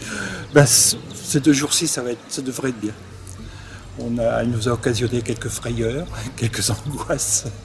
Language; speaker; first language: French; native; French